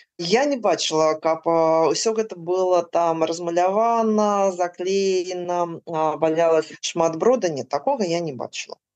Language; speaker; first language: Belarusian; native; Belarusian